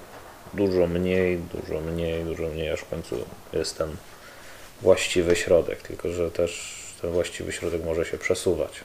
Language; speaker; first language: Polish; native; Polish